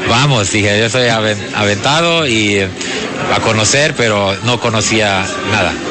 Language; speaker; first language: Spanish; non-native, fluent; German